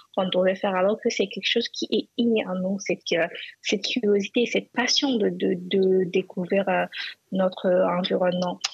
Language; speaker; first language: French; non-native, local second language; Hausa